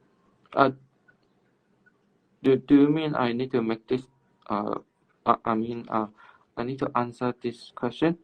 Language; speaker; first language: English; non-native, learner; Cantonese